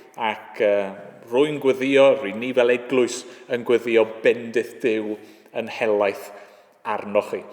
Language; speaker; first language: Welsh; native; Welsh